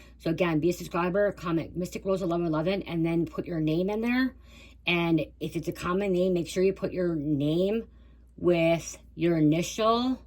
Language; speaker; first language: English; native; English